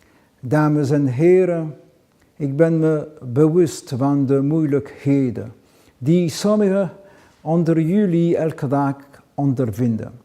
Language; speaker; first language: Dutch; non-native, local second language; Italian